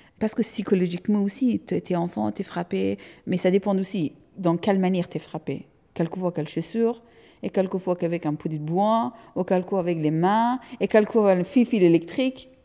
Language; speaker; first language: French; non-native, fluent; Persian